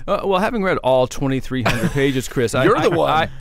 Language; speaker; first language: English; native; English